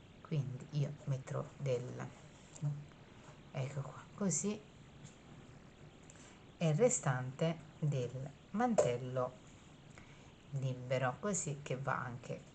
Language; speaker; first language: Italian; native; Italian